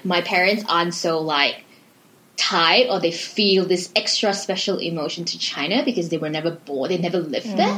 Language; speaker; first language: English; native; English